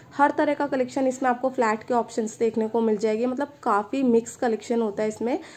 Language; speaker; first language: Hindi; native; Hindi